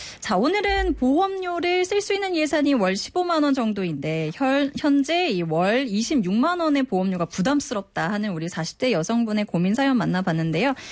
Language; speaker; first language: Korean; native; Korean